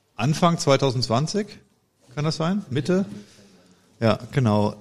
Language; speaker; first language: German; native; German